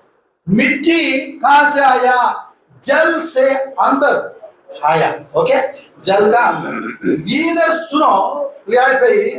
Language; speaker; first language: Hindi; non-native, local second language; Telugu